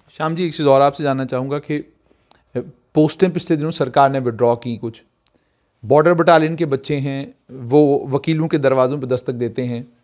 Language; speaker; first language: Hindi; non-native, local second language; Dogri